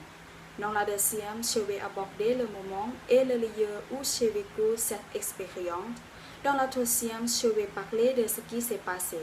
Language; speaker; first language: French; non-native, learner; Thai